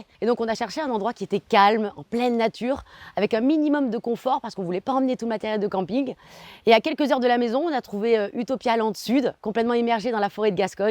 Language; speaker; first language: French; native; French